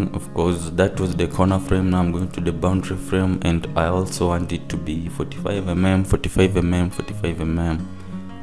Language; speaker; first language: English; non-native, local second language; Swahili